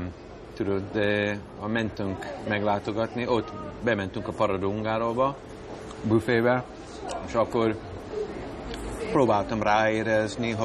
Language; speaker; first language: Hungarian; non-native, fluent; English